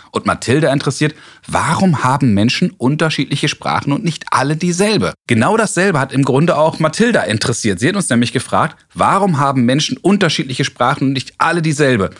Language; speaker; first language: German; native; German